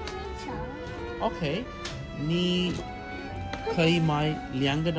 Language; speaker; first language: Chinese; non-native, learner; English